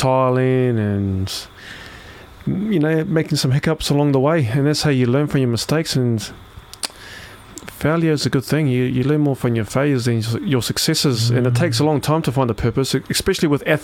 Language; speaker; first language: English; native; English